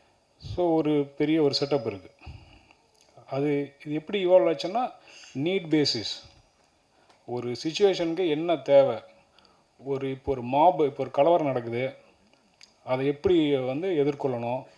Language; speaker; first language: Tamil; native; Tamil